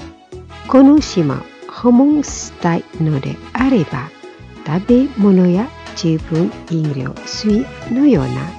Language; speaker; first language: Japanese; non-native, fluent; Indonesian